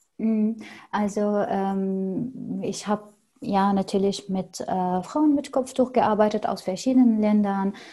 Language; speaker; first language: German; non-native, fluent; Arabic